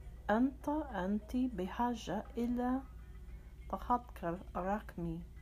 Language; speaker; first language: Arabic; non-native, learner; English